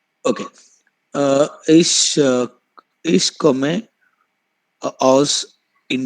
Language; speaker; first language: German; non-native, learner; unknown